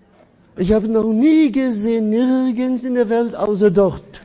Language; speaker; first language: German; non-native, fluent; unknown